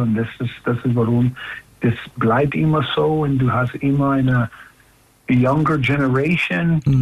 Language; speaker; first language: German; non-native, learner; English